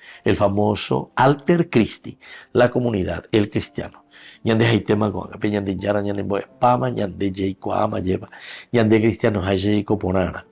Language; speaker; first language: Spanish; native; Spanish